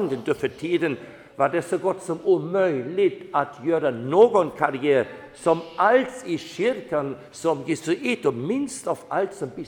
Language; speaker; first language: Swedish; non-native, fluent; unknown